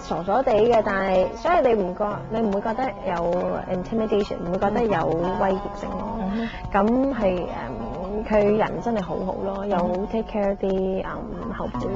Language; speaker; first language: Cantonese; early bilingual, heritage; Cantonese